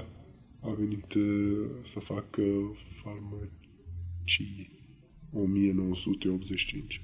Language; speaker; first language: Romanian; non-native, learner; Arabic